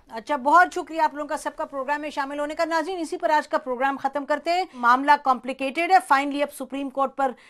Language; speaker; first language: Urdu; native; Urdu